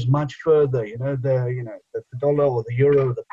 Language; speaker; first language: English; non-native, local second language; Bangla